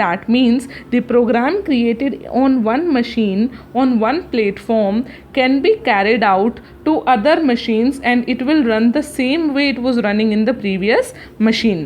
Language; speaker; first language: English; non-native, local second language; Hindi